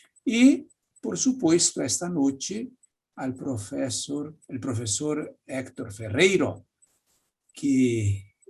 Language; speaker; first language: Spanish; non-native, fluent; Portuguese